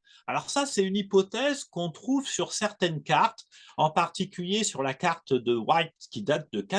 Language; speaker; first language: French; native; French